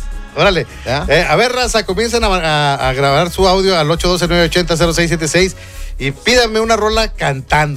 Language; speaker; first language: Spanish; native; Spanish